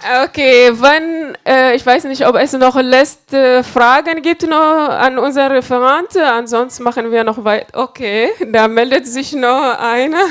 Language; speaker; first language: German; non-native, fluent; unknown